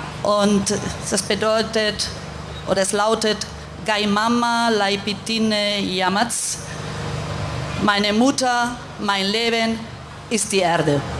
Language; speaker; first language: German; non-native, fluent; Spanish